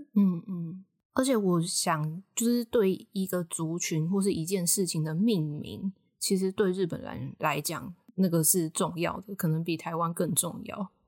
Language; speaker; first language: Chinese; native; Chinese